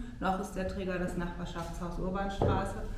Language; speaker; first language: German; native; German